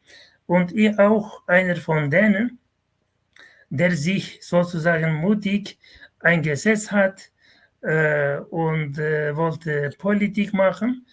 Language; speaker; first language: German; non-native, fluent; Kurdish